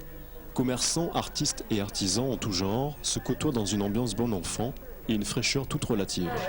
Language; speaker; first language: French; native; French